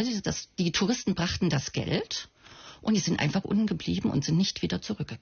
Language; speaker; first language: German; native; German